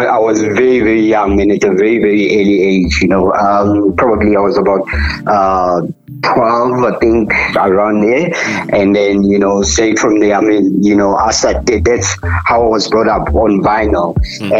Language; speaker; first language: English; non-native, local second language; Zulu